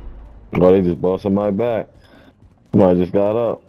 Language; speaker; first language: English; native; English